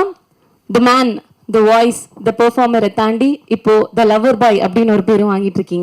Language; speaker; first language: Tamil; native; Tamil